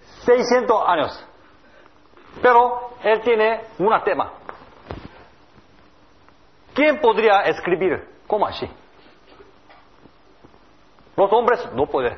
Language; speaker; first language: Spanish; non-native, learner; Korean